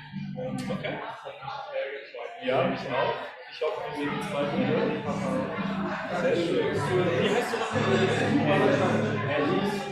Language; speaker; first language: German; early bilingual, other home language; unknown